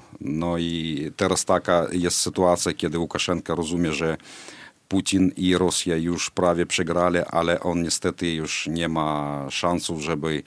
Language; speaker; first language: Polish; non-native, fluent; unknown